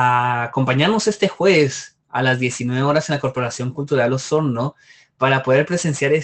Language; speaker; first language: Spanish; native; Spanish